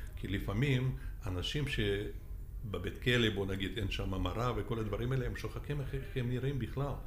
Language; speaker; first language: Hebrew; non-native, fluent; Russian